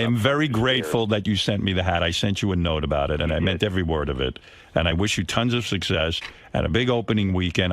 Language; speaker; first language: English; native; English